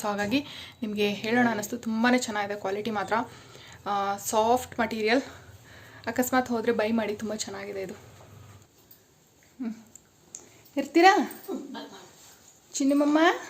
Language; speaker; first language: Kannada; native; Kannada